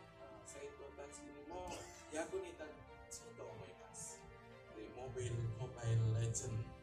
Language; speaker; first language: Japanese; non-native, learner; Indonesian